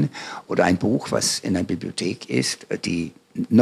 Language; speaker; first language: German; non-native, fluent; English